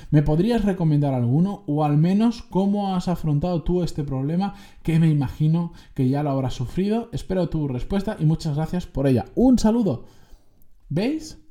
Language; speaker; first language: Spanish; native; Spanish